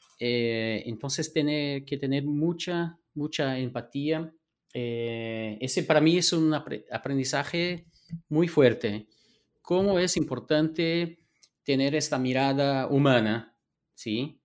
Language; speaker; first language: Spanish; non-native, fluent; Portuguese